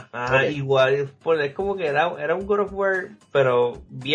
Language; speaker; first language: Spanish; native; Spanish